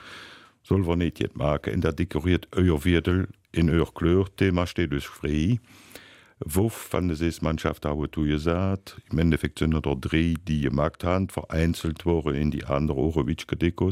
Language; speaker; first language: German; native; German